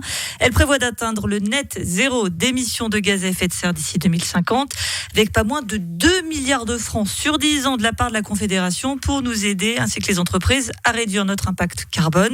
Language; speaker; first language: French; native; French